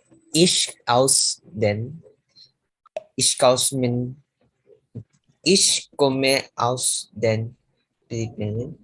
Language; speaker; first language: German; non-native, learner; Filipino